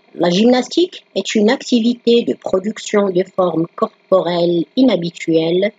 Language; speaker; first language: French; non-native, local second language; Arabic